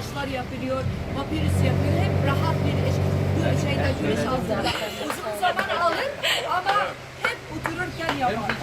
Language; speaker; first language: Turkish; non-native, learner; Arabic